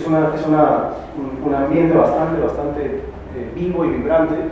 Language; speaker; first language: Spanish; native; Spanish